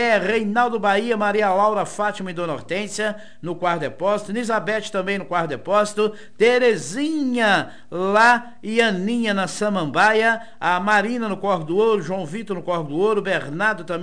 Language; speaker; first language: Portuguese; native; Portuguese